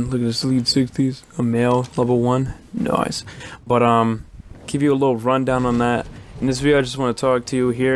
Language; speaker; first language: English; native; English